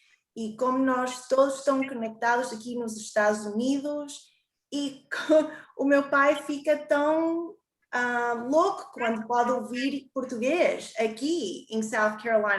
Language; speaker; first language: Portuguese; early bilingual, heritage; Portuguese